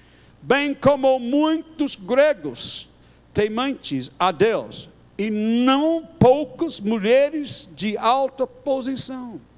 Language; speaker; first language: Portuguese; non-native, fluent; English